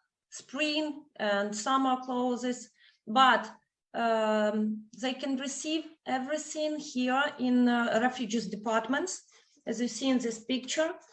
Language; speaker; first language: English; non-native, fluent; Ukrainian